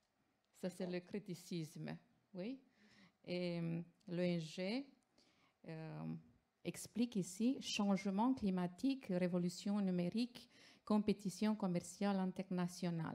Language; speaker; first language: French; non-native, fluent; Romanian